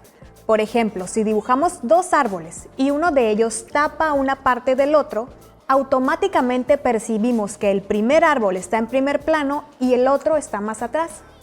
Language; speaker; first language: Spanish; native; Spanish